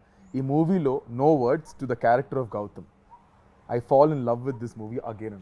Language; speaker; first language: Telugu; native; Telugu